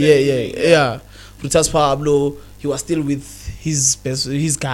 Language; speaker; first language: English; non-native, local second language; Xhosa